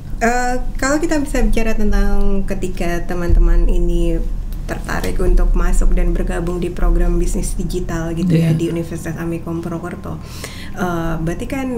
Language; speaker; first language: Indonesian; native; Indonesian